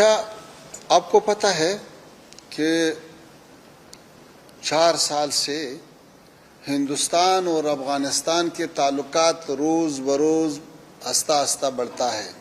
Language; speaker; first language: Hindi; non-native, learner; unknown